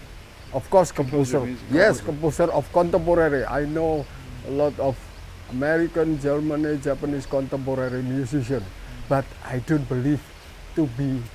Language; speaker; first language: English; non-native, learner; Indonesian